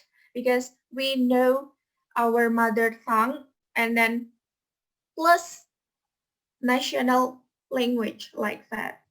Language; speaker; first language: English; non-native, fluent; Indonesian